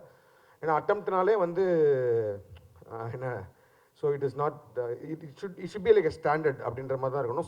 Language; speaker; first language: Tamil; native; Tamil